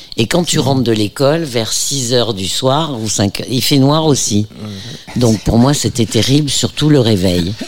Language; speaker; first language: French; early bilingual, heritage; French